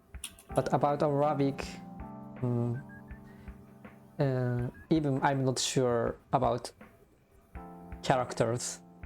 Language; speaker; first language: English; non-native, learner; Japanese